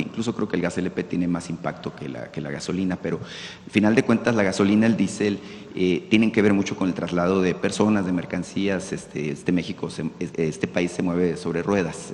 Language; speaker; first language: Spanish; native; Spanish